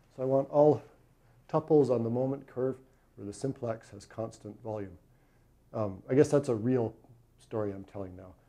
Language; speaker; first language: English; native; English